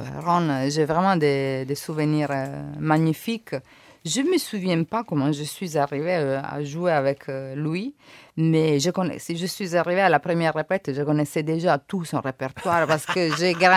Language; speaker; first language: French; non-native, fluent; Italian